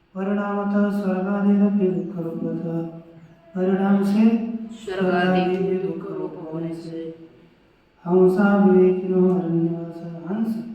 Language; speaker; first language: Hindi; non-native, local second language; Marathi